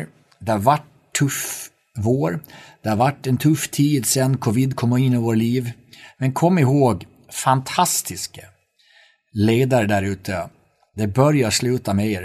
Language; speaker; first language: Swedish; native; Swedish